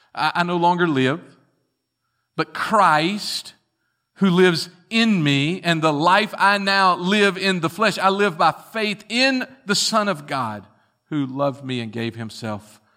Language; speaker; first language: English; native; English